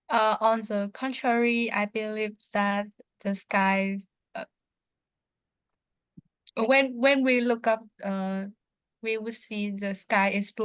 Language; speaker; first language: English; non-native, learner; Vietnamese